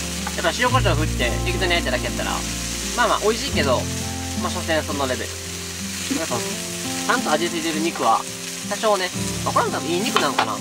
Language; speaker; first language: Japanese; native; Japanese